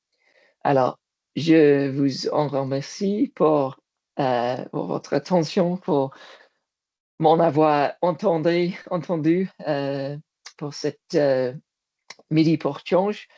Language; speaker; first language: French; non-native, learner; English